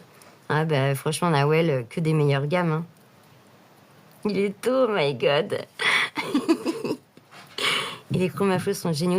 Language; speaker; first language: French; native; French